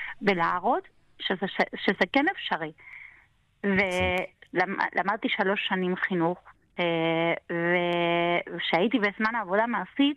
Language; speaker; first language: Hebrew; non-native, fluent; Spanish